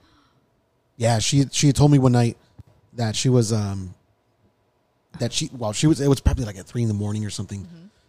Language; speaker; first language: English; native; English